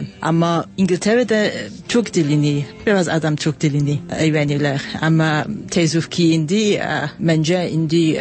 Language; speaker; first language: Azerbaijani; non-native, learner; English